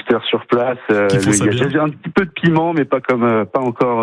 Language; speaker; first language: French; native; French